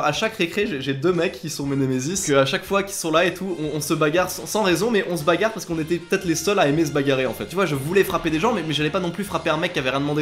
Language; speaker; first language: French; native; French